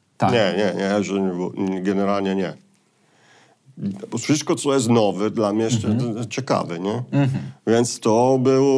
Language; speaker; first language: Polish; non-native, fluent; Italian